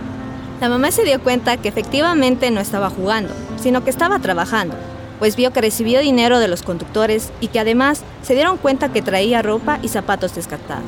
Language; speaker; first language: Spanish; native; Spanish